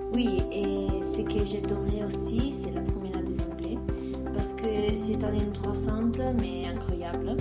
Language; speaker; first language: French; non-native, learner; Italian